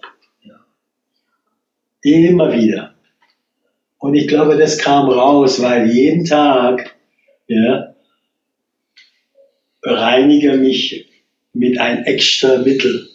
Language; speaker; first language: German; non-native, fluent; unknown